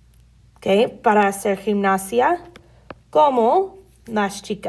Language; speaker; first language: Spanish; non-native, fluent; English